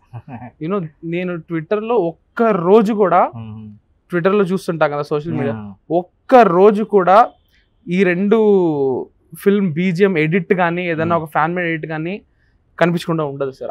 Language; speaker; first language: Telugu; native; Telugu